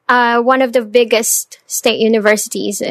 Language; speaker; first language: English; non-native, local second language; Filipino